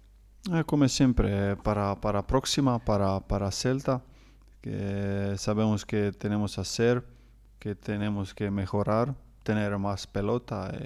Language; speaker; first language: Spanish; non-native, learner; Croatian